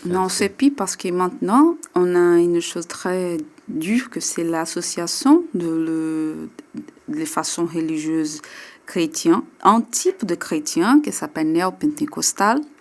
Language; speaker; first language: French; non-native, learner; Portuguese